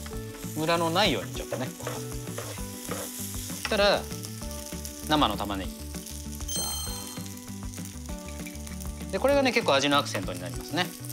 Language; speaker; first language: Japanese; native; Japanese